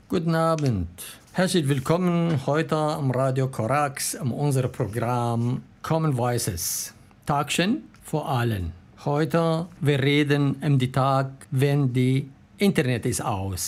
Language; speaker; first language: German; non-native, learner; Arabic